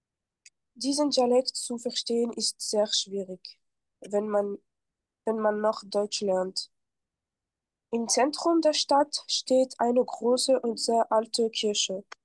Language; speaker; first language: German; non-native, fluent; French